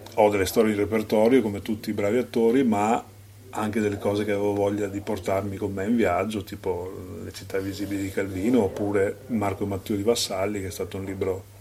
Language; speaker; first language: Italian; native; Italian